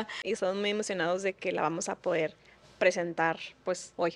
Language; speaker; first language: Spanish; native; Spanish